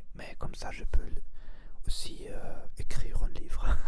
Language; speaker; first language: French; non-native, learner; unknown